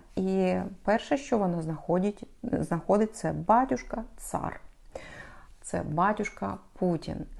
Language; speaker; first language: Ukrainian; non-native, local second language; Russian